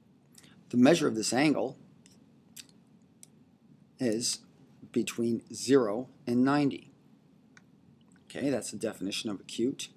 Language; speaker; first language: English; native; English